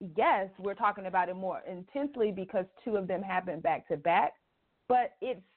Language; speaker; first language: English; native; English